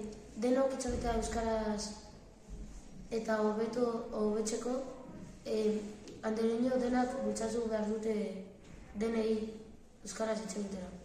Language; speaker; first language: Basque; early bilingual, other home language; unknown